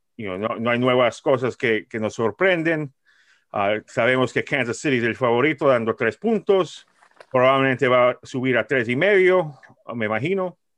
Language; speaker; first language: Spanish; early bilingual, heritage; Spanish